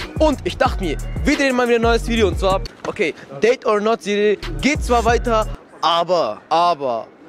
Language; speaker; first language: German; early bilingual, other home language; Turkish